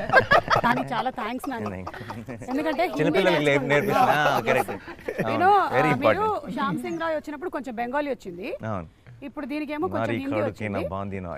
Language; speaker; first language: Telugu; native; Telugu